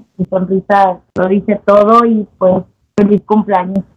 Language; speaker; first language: Spanish; native; Spanish